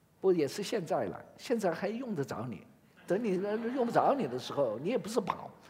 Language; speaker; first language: Chinese; native; Chinese